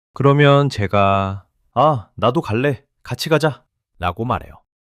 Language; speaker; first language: Korean; early bilingual, heritage; English